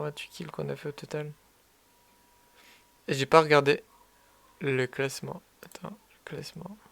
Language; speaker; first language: French; native; French